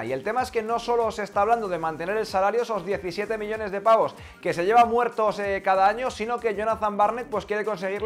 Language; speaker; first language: Spanish; native; Spanish